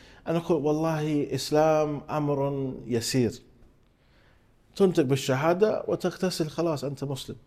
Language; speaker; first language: Arabic; non-native, fluent; English